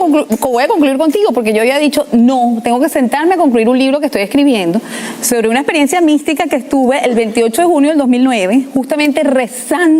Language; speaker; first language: Spanish; native; Spanish